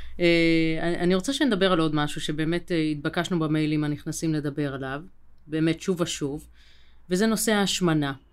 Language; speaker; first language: Hebrew; native; Hebrew